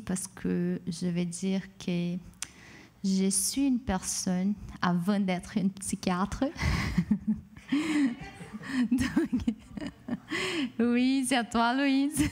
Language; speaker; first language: French; non-native, fluent; Portuguese